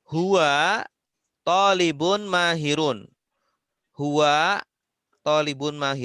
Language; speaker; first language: Arabic; non-native, fluent; Indonesian